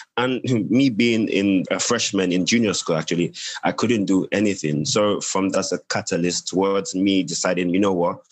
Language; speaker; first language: English; non-native, local second language; Yoruba